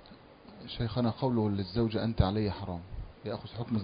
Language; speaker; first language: Arabic; native; Arabic